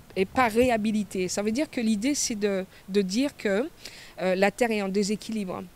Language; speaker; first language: French; native; French